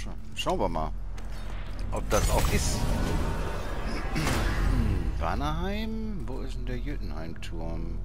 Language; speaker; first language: German; native; German